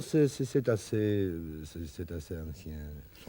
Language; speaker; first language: French; non-native, learner; Russian